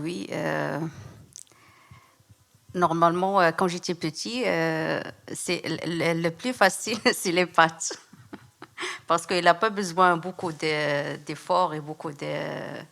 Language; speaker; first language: French; non-native, learner; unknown